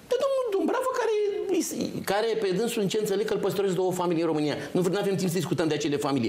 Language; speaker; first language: Romanian; native; Romanian